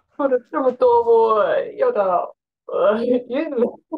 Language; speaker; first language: Chinese; non-native, learner; German